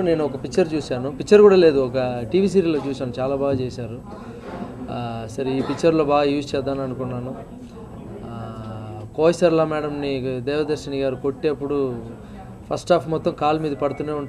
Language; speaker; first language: Telugu; non-native, fluent; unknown